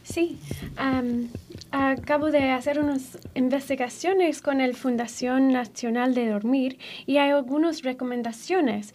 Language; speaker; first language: Spanish; non-native, fluent; English